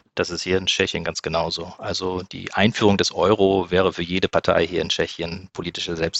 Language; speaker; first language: German; native; German